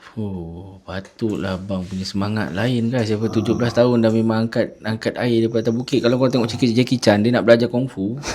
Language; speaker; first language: Malay; native; Malay